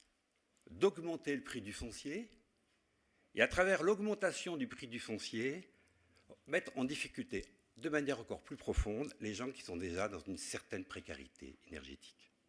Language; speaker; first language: French; native; French